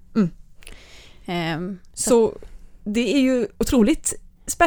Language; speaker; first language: Swedish; native; Swedish